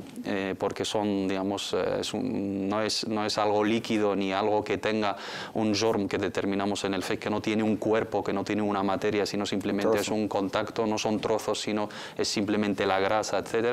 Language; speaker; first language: Spanish; native; Spanish